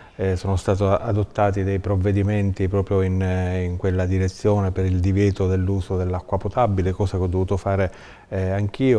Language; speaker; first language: Italian; native; Italian